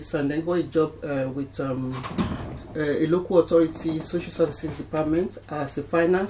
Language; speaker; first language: English; non-native, local second language; Yoruba